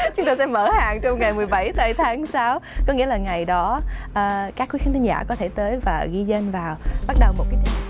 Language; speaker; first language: Vietnamese; early bilingual, heritage; Vietnamese